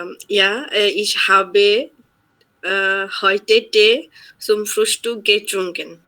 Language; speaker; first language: German; non-native, learner; Bangla